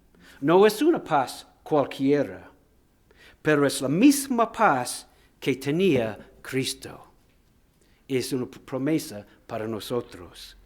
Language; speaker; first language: Spanish; non-native, fluent; English